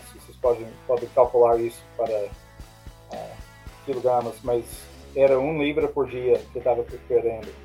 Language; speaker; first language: Portuguese; non-native, fluent; English